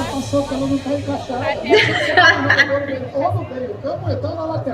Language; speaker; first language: Portuguese; native; Portuguese